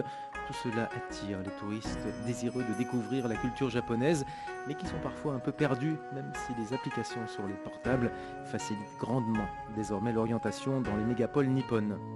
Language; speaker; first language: French; native; French